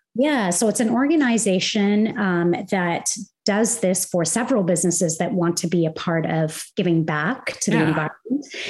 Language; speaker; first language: English; non-native, fluent; Arabic